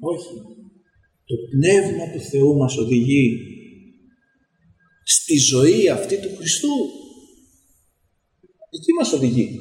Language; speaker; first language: Greek; native; Greek